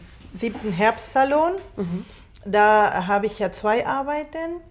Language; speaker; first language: German; non-native, fluent; Spanish